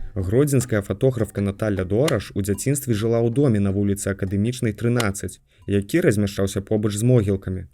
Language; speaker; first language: Belarusian; native; Belarusian